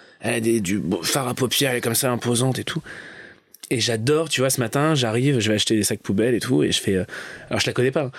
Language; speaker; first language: French; native; French